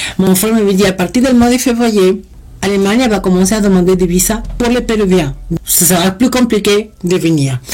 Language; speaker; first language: French; non-native, fluent; Spanish